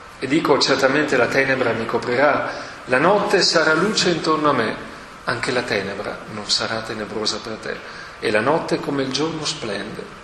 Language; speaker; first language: Italian; native; Italian